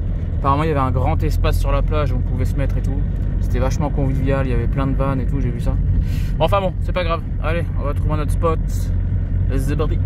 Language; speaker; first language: French; native; French